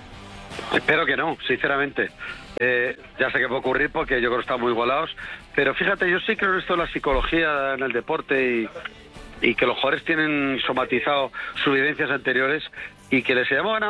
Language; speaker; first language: Spanish; native; Spanish